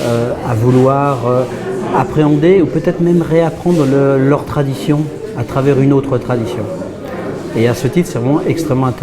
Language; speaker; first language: French; native; French